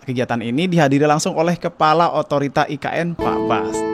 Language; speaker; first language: Indonesian; native; Indonesian